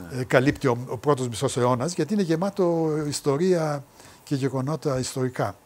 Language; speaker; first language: Greek; native; Greek